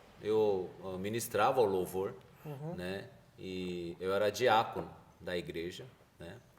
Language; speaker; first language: Portuguese; early bilingual, other home language; Korean